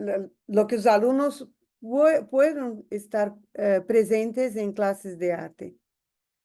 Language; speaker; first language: Spanish; non-native, fluent; Portuguese